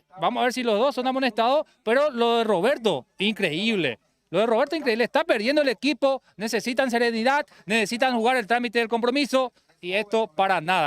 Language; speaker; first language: Spanish; native; Spanish